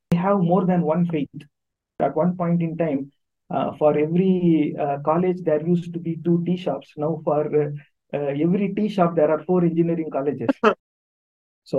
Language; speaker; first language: English; non-native, local second language; Tamil